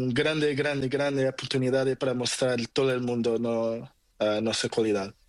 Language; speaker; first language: Spanish; non-native, learner; Portuguese